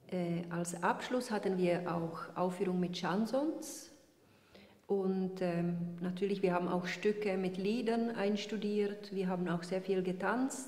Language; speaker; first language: German; early bilingual, heritage; Czech